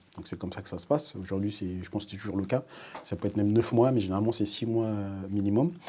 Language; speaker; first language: French; early bilingual, other home language; Wolof